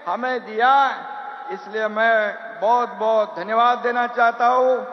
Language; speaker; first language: Hindi; non-native, local second language; Marathi